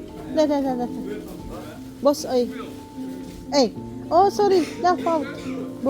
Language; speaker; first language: Dutch; non-native, learner; Indonesian